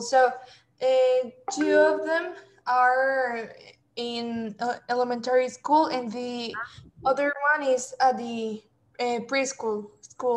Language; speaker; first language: English; non-native, learner; Spanish